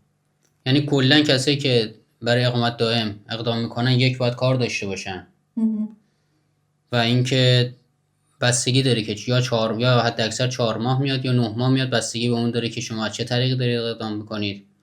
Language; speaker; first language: Persian; native; Persian